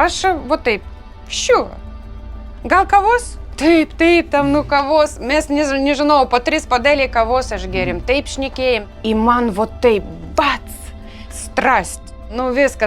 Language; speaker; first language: Lithuanian; non-native, learner; Ukrainian